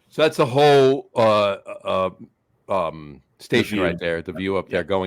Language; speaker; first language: English; native; English